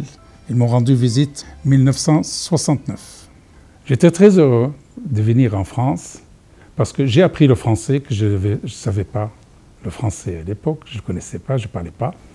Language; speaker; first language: French; non-native, fluent; Arabic